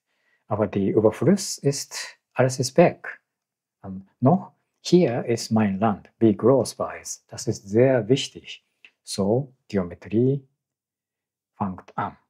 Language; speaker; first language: German; non-native, learner; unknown